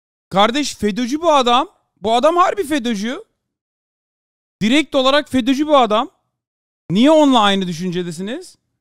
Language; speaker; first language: Turkish; native; Turkish